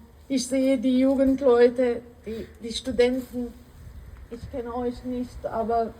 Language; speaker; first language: German; non-native, learner; Hebrew